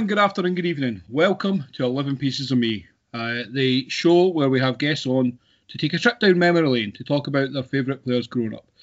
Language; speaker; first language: English; native; English